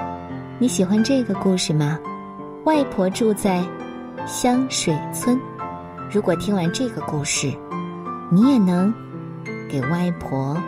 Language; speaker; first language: Chinese; native; Chinese